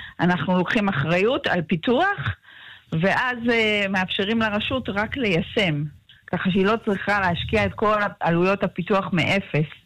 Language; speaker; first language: Hebrew; native; Hebrew